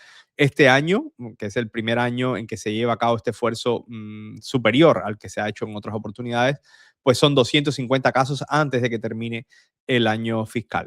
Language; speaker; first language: Spanish; native; Spanish